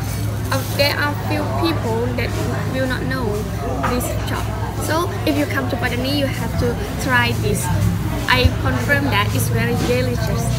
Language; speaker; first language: English; non-native, learner; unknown